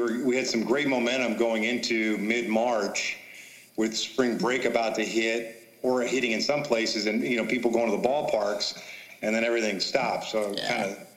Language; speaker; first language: English; native; English